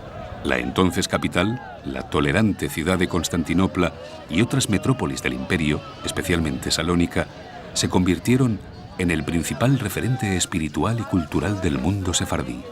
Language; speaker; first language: Spanish; native; Spanish